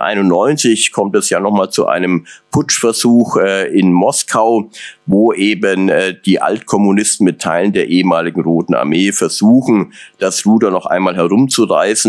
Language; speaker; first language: German; native; German